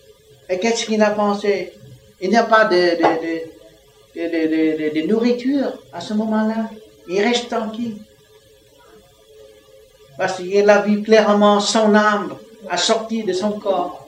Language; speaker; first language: French; non-native, learner; Vietnamese